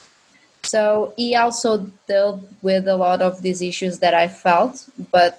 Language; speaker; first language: English; non-native, fluent; Portuguese